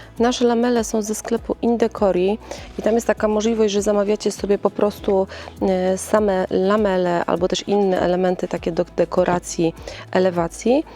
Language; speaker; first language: Polish; native; Polish